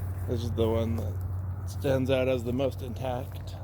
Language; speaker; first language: English; native; English